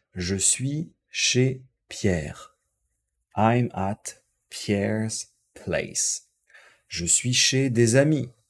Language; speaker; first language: French; native; French